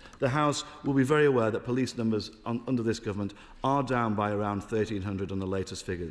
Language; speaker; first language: English; native; English